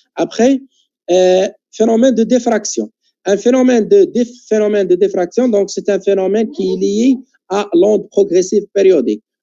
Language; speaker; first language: French; non-native, local second language; Arabic